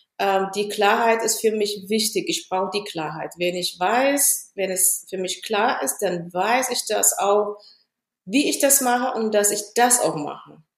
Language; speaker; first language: German; non-native, fluent; Amharic